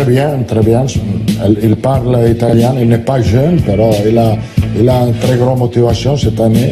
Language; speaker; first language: French; non-native, fluent; Italian